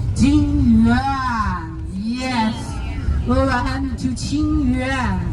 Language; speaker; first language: English; non-native, learner; Chinese